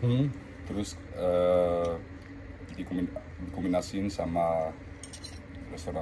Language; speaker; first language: Indonesian; early bilingual, heritage; Dutch